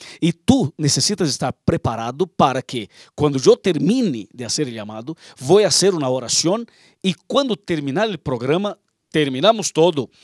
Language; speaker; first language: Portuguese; non-native, learner; Spanish